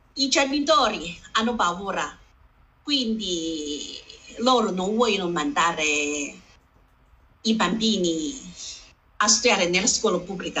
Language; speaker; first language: Italian; non-native, learner; Chinese